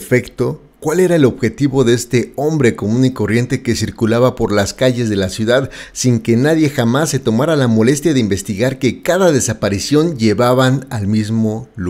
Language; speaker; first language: Spanish; native; Spanish